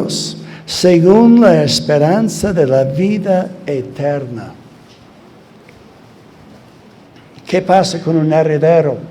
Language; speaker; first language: Spanish; non-native, fluent; English